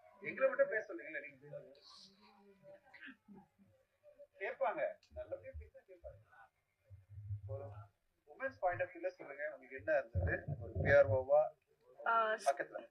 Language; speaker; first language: Tamil; native; Tamil